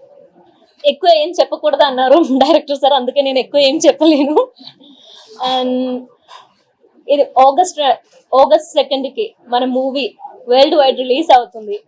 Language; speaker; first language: Telugu; non-native, learner; Malayalam